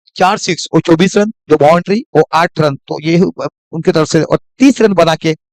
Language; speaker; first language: Hindi; non-native, local second language; Marathi